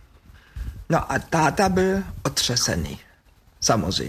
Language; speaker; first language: Czech; non-native, fluent; German